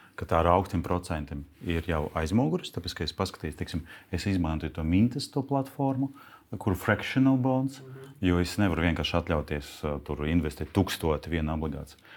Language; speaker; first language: Latvian; non-native, local second language; Russian